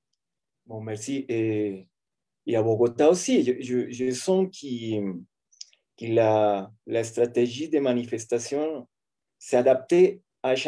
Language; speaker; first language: French; non-native, fluent; Spanish